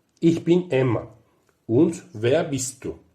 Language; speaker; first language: German; non-native, fluent; Turkish